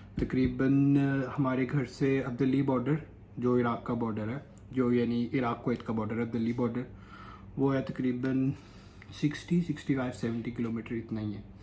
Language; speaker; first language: Urdu; native; Urdu